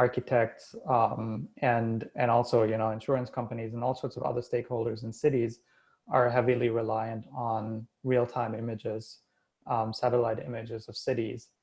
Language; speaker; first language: English; non-native, fluent; German